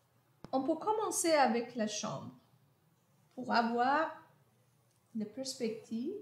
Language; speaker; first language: French; non-native, fluent; Persian